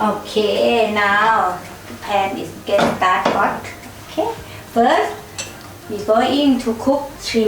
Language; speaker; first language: English; non-native, learner; Thai